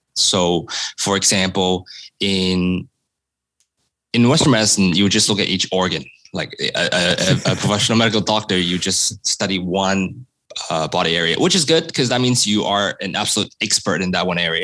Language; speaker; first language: English; non-native, local second language; Cantonese